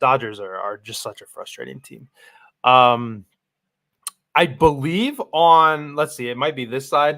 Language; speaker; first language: English; native; English